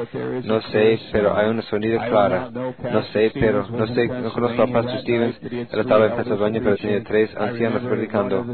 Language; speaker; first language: Spanish; non-native, learner; English